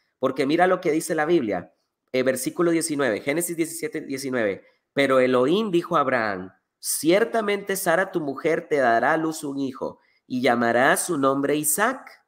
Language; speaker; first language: Spanish; native; Spanish